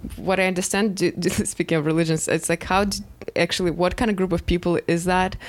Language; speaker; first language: English; non-native, fluent; Russian